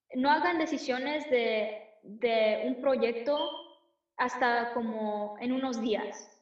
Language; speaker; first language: Spanish; early bilingual, heritage; Spanish